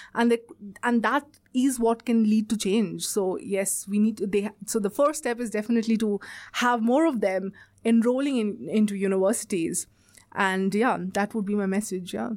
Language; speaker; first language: English; non-native, local second language; Bangla